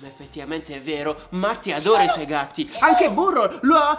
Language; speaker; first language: Italian; native; Italian